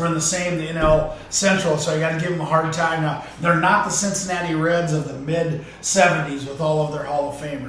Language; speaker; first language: English; native; English